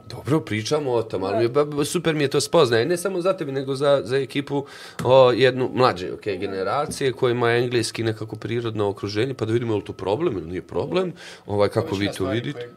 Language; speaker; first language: Bosnian; native; Bosnian